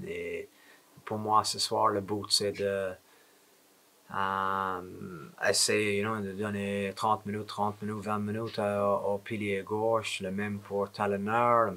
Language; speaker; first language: French; non-native, fluent; English